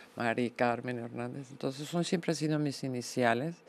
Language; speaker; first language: Spanish; native; Spanish